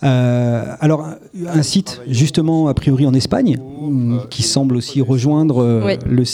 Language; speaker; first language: French; native; French